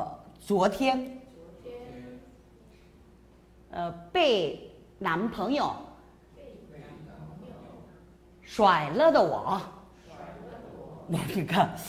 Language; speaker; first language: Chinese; non-native, fluent; Korean